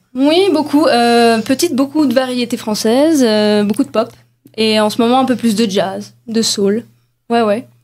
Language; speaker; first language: French; non-native, fluent; Chinese